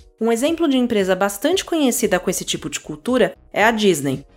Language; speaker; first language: Portuguese; native; Portuguese